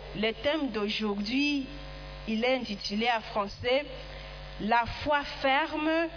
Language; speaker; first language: French; non-native, local second language; Swahili